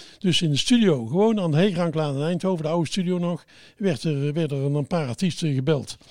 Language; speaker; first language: Dutch; native; Dutch